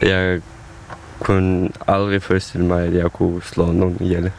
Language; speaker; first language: Danish; non-native, fluent; Ukrainian